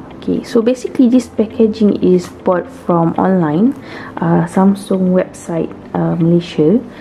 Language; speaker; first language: English; non-native, local second language; Malay